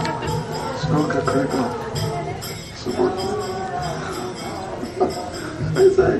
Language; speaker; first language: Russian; non-native, learner; English